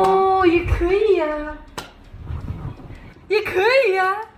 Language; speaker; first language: Chinese; non-native, fluent; Mongolian